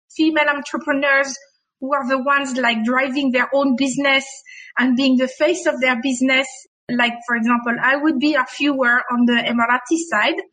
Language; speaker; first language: English; non-native, fluent; French